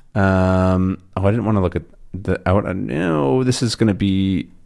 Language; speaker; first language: English; native; English